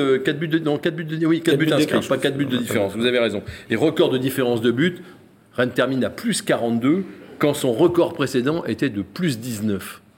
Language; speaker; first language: French; native; French